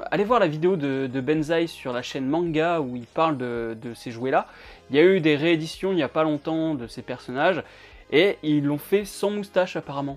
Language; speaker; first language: French; native; French